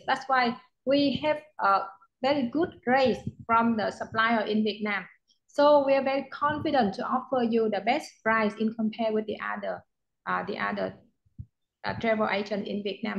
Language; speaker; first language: English; non-native, learner; Vietnamese